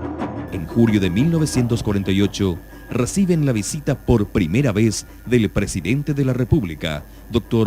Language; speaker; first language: Spanish; native; Spanish